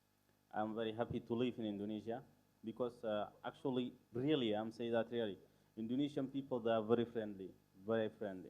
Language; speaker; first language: English; non-native, fluent; Arabic